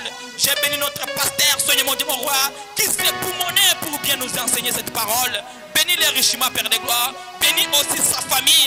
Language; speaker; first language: French; non-native, local second language; Swahili